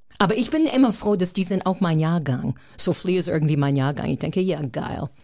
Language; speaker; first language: German; non-native, fluent; English